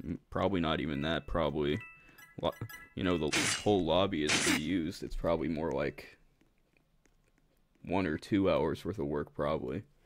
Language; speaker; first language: English; native; English